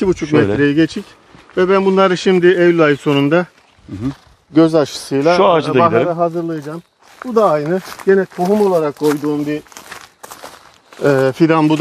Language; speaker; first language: Turkish; native; Turkish